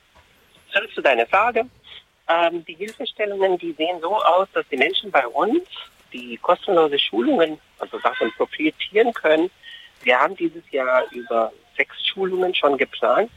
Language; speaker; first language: German; non-native, fluent; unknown